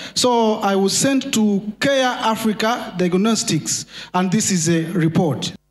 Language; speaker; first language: English; non-native, local second language; Nyanja